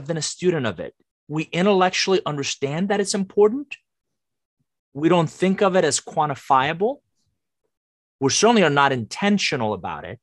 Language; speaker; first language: English; non-native, fluent; Persian